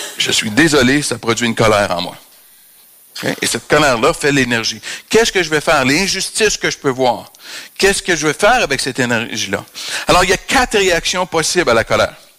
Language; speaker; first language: French; native; French